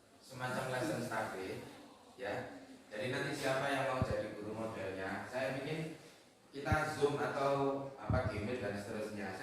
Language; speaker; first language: Indonesian; native; Indonesian